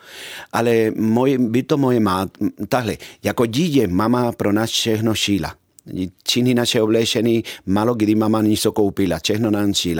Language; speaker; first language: Czech; non-native, fluent; Spanish